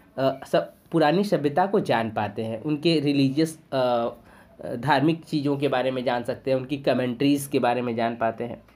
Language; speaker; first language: Hindi; native; Hindi